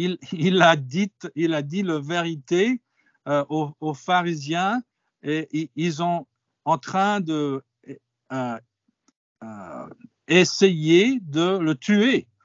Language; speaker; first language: French; non-native, fluent; English